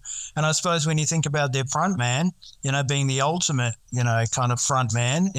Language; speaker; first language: English; native; English